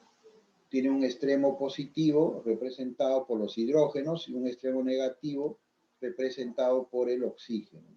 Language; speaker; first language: Spanish; native; Spanish